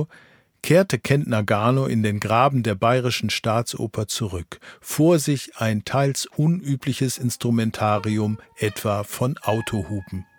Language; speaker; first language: German; native; German